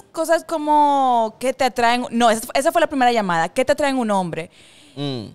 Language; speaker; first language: Spanish; early bilingual, heritage; Spanish